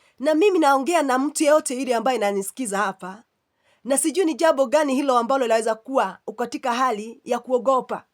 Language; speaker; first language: Swahili; non-native, local second language; Kikuyu